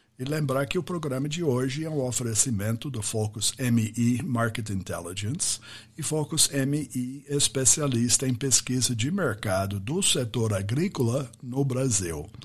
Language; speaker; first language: Portuguese; non-native, fluent; English